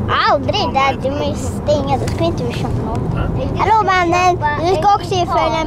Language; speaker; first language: Swedish; non-native, learner; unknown